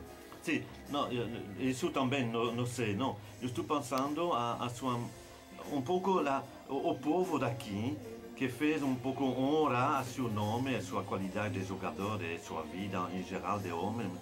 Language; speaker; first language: Portuguese; non-native, learner; French